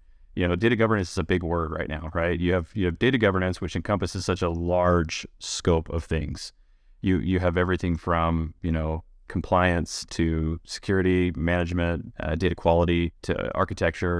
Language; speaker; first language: English; native; English